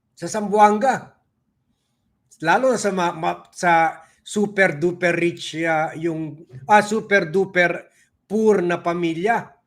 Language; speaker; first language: Filipino; non-native, local second language; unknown